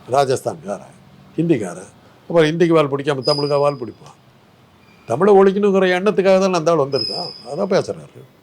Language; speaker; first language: Tamil; non-native, local second language; Telugu